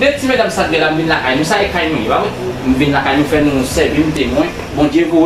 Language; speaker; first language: French; non-native, learner; Haitian Creole